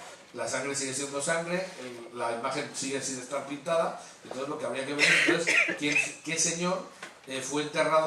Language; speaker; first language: Spanish; native; Spanish